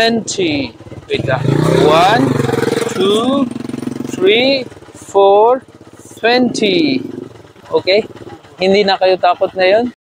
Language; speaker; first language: Filipino; non-native, learner; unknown